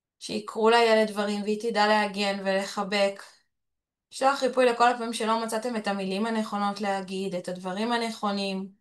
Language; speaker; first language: Hebrew; early bilingual, other home language; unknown